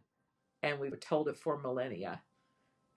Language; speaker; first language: English; native; English